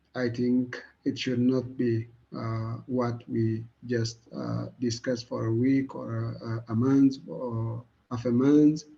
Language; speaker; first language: English; non-native, local second language; Amharic